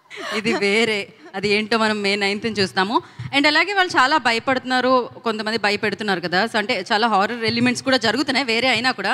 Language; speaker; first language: Telugu; native; Telugu